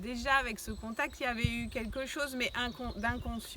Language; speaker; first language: French; native; French